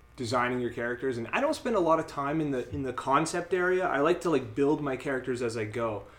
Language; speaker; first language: English; native; English